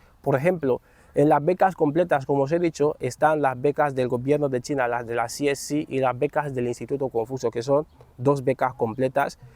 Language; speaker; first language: Spanish; native; Spanish